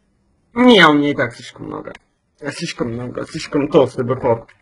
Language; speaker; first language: Russian; native; Russian